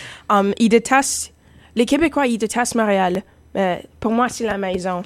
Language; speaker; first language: French; non-native, fluent; English